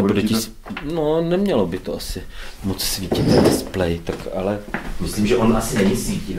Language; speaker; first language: Czech; native; Czech